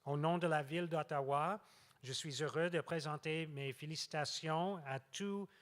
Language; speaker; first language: French; non-native, local second language; English